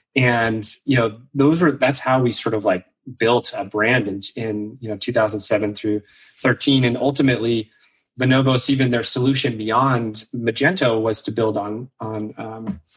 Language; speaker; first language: English; native; English